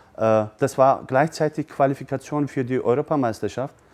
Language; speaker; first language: German; early bilingual, other home language; Turkish